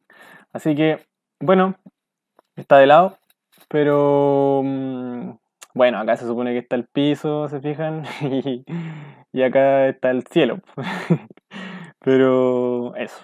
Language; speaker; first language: Spanish; native; Spanish